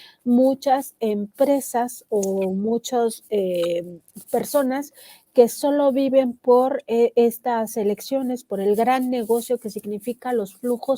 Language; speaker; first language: Spanish; native; Spanish